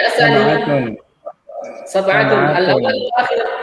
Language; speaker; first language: Arabic; non-native, fluent; Indonesian